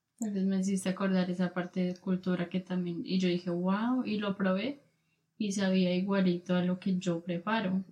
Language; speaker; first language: Spanish; native; Spanish